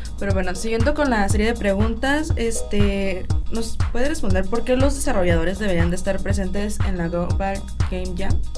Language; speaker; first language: Spanish; native; Spanish